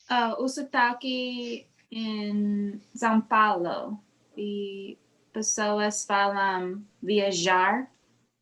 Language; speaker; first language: Portuguese; non-native, learner; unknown